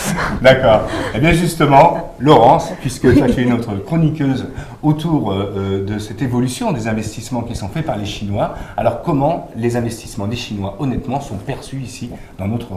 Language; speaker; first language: French; native; French